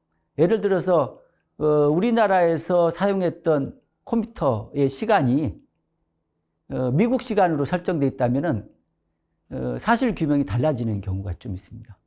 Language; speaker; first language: Korean; native; Korean